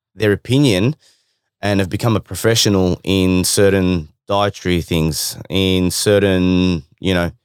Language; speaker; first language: English; native; English